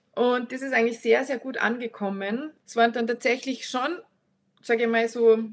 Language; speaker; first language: German; native; German